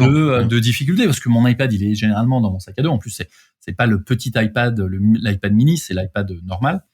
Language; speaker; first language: French; native; French